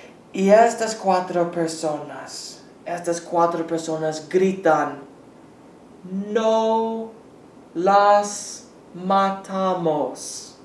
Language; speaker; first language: Spanish; non-native, fluent; English